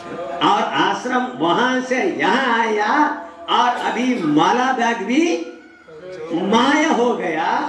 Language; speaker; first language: Hindi; non-native, learner; English